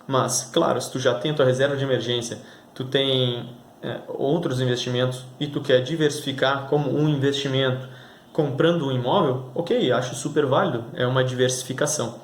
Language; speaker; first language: Portuguese; native; Portuguese